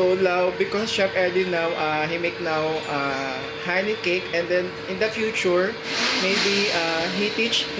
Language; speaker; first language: English; non-native, local second language; Filipino